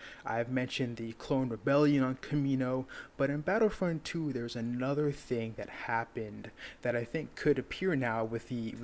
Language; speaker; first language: English; native; English